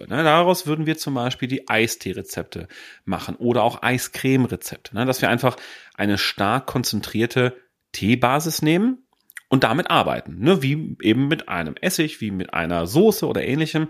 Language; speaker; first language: German; native; German